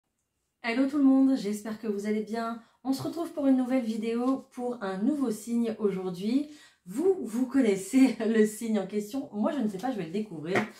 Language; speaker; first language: French; native; French